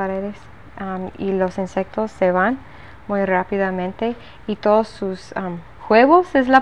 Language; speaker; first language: Spanish; non-native, learner; English